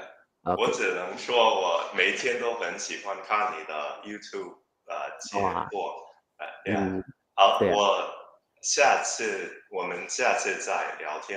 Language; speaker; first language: Chinese; non-native, learner; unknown